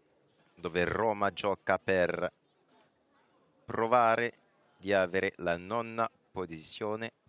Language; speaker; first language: Italian; non-native, fluent; French